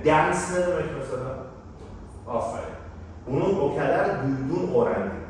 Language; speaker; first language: Turkish; non-native, fluent; Persian